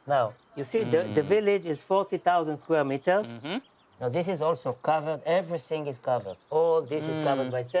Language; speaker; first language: English; non-native, fluent; Hebrew